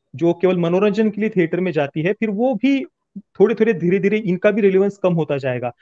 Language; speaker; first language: Hindi; native; Hindi